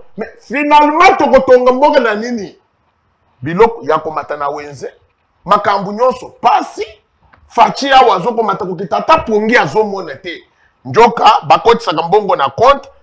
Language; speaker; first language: Lingala; non-native, local second language; Luba-Lulua